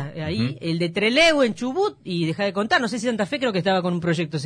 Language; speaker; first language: Spanish; native; Spanish